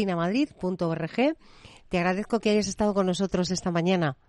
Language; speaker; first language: Spanish; native; Spanish